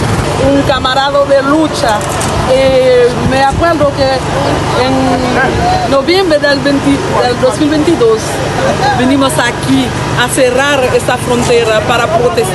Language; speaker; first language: Spanish; non-native, fluent; Haitian Creole